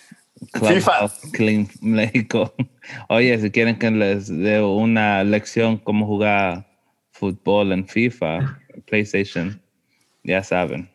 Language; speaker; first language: Spanish; early bilingual, heritage; Spanish